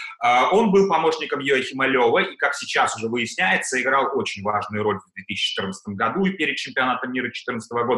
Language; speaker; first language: Russian; native; Russian